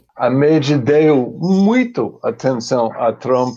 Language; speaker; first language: Portuguese; non-native, fluent; English